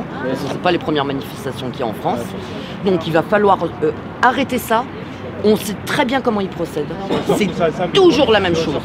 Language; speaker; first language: French; native; French